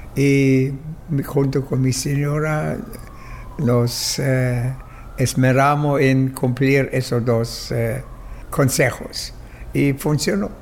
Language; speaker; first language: Spanish; non-native, fluent; German